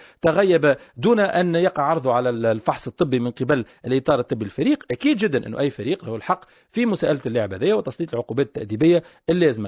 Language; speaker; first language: Arabic; native; Arabic